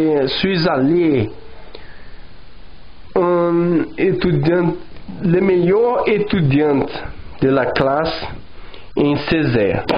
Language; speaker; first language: French; non-native, learner; Portuguese